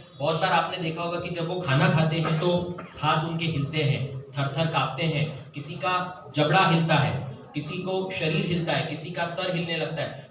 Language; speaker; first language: Hindi; non-native, local second language; Marathi